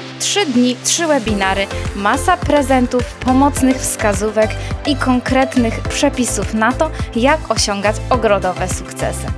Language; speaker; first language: Polish; native; Polish